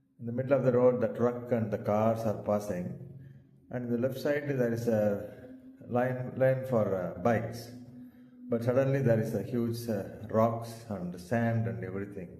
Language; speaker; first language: English; non-native, local second language; Tamil